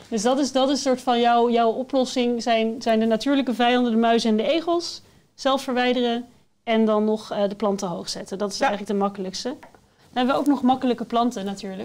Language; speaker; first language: Dutch; native; Dutch